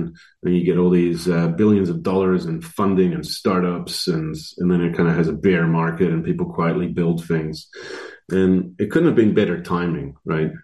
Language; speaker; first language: English; native; English